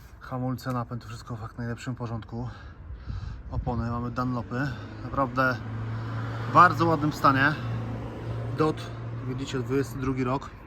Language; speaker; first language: Polish; native; Polish